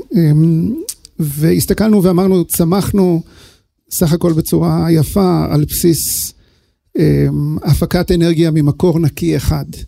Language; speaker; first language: Hebrew; early bilingual, other home language; English